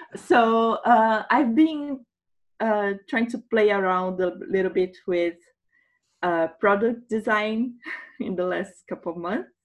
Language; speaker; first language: English; non-native, fluent; Portuguese